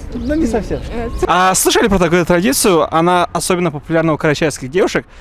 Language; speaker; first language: Russian; native; Russian